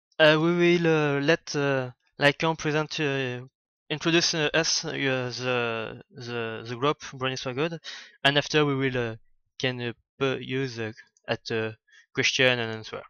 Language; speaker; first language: English; non-native, learner; French